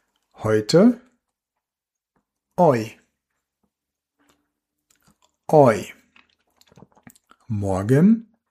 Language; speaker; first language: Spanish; non-native, fluent; German